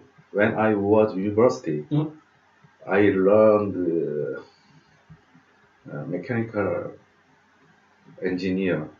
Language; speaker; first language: English; non-native, learner; Korean